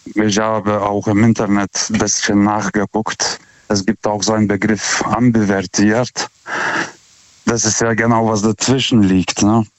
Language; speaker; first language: German; non-native, fluent; Lithuanian